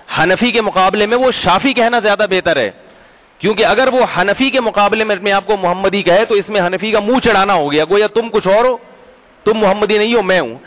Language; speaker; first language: Urdu; native; Urdu